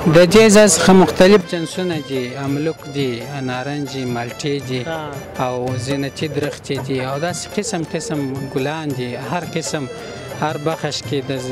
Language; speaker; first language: Pashto; native; Pashto